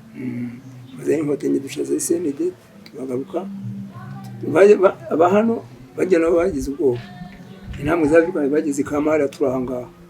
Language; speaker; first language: Kinyarwanda; native; Kinyarwanda